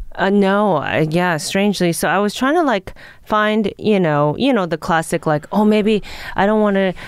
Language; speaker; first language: English; early bilingual, other home language; Japanese